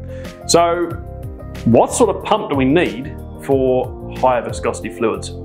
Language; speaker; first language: English; native; English